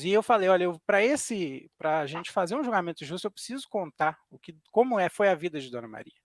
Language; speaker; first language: Portuguese; native; Portuguese